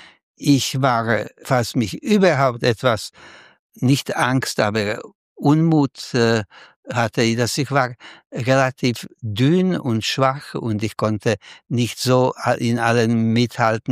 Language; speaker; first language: German; non-native, fluent; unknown